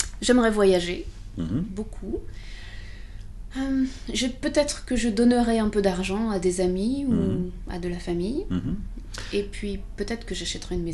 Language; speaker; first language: French; non-native, fluent; English